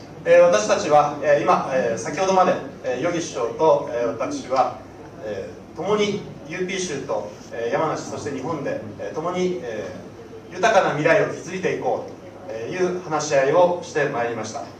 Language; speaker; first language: Japanese; native; Japanese